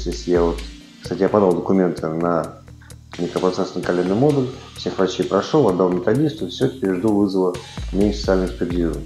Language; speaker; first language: Russian; native; Russian